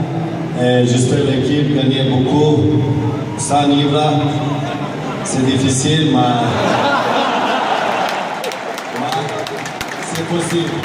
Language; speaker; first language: French; non-native, learner; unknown